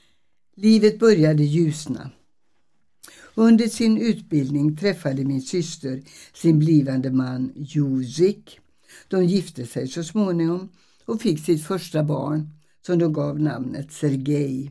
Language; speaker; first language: Swedish; early bilingual, other home language; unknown